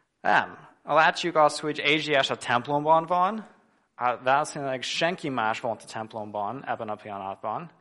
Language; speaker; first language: Hungarian; non-native, fluent; English